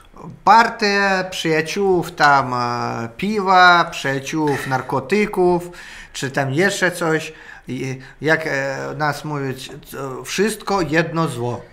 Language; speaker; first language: Polish; non-native, learner; Russian